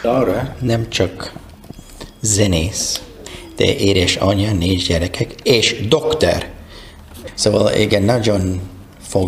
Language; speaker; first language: Hungarian; non-native, learner; English